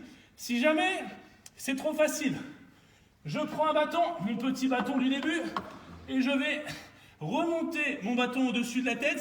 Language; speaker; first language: French; native; French